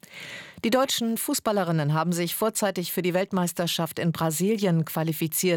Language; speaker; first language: German; native; German